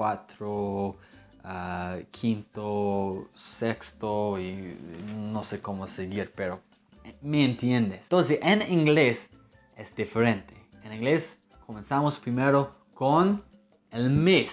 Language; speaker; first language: Spanish; non-native, fluent; English